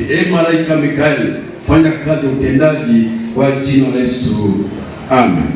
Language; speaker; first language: Swahili; native; Swahili